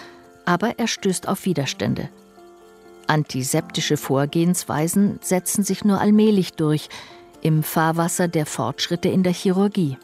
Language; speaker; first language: German; native; German